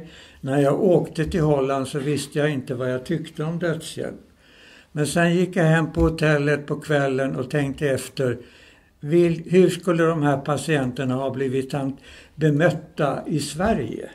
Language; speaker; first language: Swedish; native; Swedish